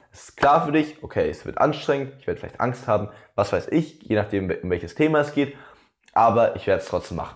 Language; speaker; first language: German; native; German